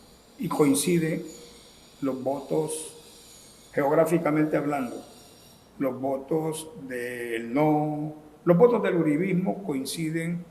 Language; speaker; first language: Spanish; native; Spanish